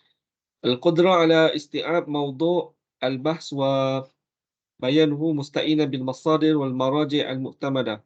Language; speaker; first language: Arabic; non-native, fluent; Malay